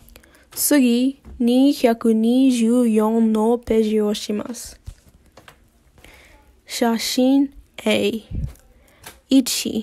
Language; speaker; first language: Japanese; non-native, learner; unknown